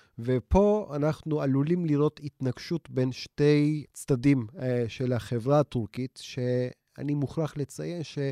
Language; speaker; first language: Hebrew; non-native, fluent; Turkish